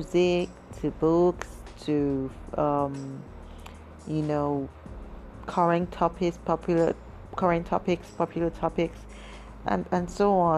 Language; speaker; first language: English; non-native, local second language; Yoruba